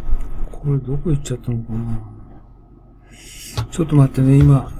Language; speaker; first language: Japanese; native; Japanese